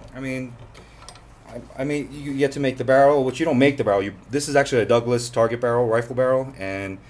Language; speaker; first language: English; native; English